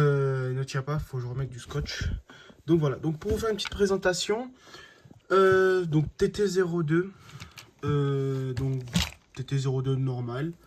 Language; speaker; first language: French; native; French